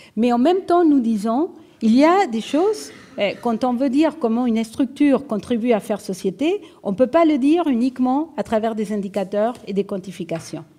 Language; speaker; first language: French; non-native, fluent; Spanish